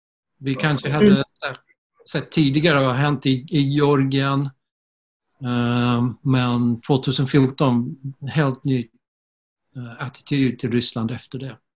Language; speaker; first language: Swedish; non-native, fluent; English